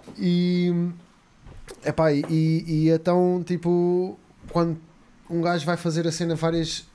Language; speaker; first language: Portuguese; native; Portuguese